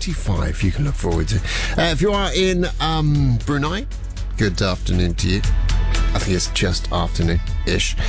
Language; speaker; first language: English; native; English